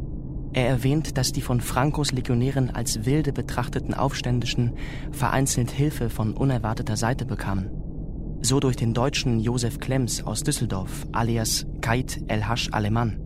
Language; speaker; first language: German; native; German